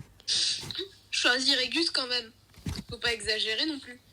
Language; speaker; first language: French; native; French